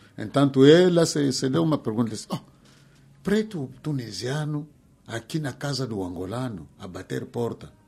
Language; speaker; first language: Portuguese; non-native, fluent; Kongo